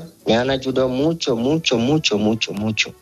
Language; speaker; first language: Spanish; non-native, learner; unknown